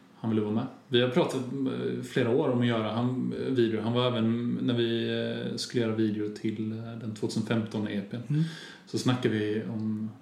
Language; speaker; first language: Swedish; native; Swedish